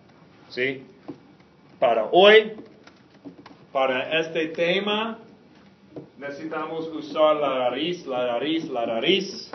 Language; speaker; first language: Spanish; non-native, fluent; English